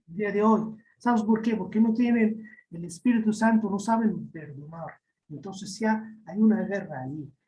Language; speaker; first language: Spanish; non-native, fluent; Arabic